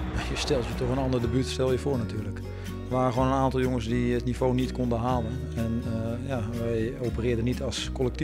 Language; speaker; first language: Dutch; native; Dutch